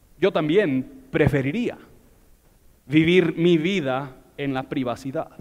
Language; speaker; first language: Spanish; non-native, fluent; English